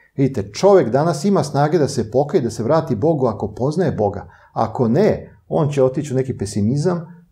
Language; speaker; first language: Serbian; native; Serbian